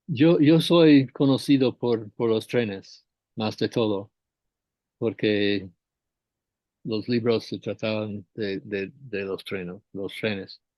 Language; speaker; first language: Spanish; non-native, fluent; English